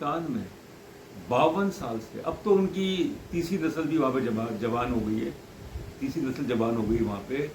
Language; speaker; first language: Urdu; native; Urdu